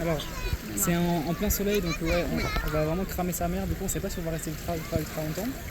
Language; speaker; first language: French; native; French